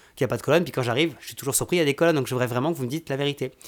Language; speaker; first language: French; native; French